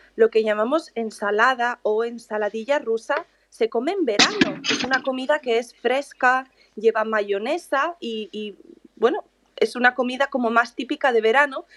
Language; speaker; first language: Spanish; native; Spanish